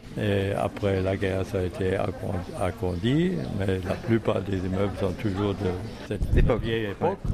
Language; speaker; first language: French; non-native, fluent; German